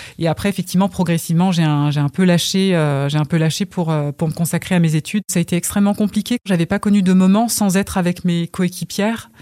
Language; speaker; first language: French; early bilingual, other home language; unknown